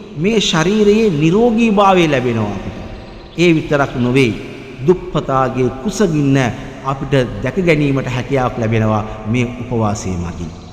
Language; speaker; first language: Sinhala; non-native, local second language; Tamil